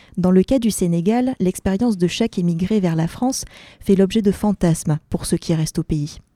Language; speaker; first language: French; native; French